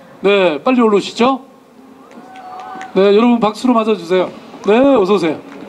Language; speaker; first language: Korean; native; Korean